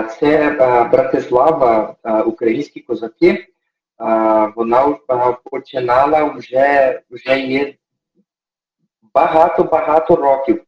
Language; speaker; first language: Ukrainian; early bilingual, heritage; Portuguese